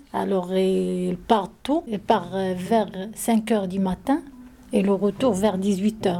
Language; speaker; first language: French; non-native, learner; Arabic